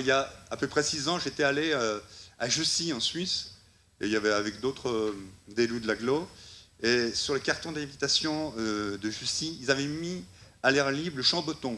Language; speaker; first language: French; native; French